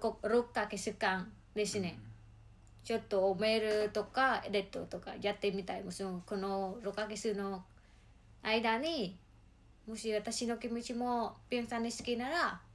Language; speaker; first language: Japanese; non-native, learner; Mongolian